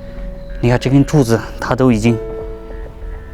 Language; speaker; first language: Chinese; native; Chinese